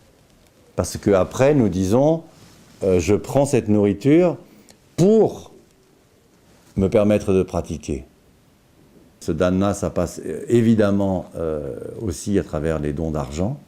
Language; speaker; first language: French; native; French